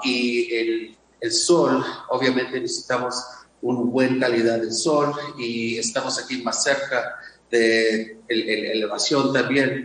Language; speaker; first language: Spanish; non-native, fluent; English